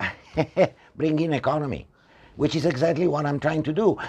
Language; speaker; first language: English; non-native, fluent; Italian